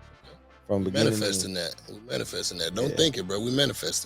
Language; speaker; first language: English; native; English